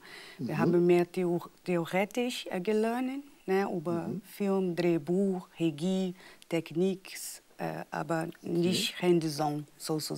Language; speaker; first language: German; non-native, fluent; Portuguese